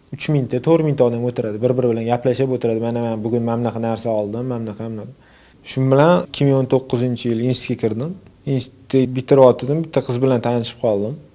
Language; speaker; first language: Uzbek; native; Uzbek